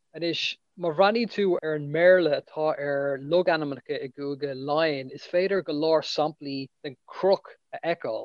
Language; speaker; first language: Irish; non-native, local second language; English